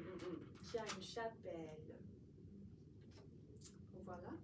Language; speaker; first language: French; non-native, fluent; English